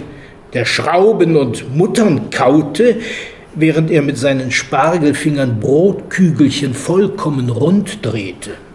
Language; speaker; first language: German; native; German